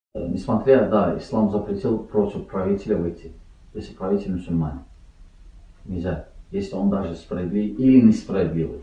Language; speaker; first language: Russian; non-native, learner; Azerbaijani